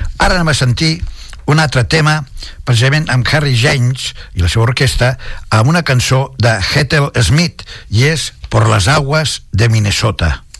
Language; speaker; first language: Catalan; non-native, local second language; Spanish